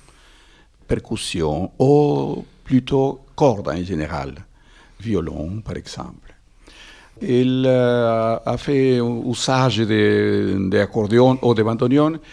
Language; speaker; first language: French; non-native, fluent; Spanish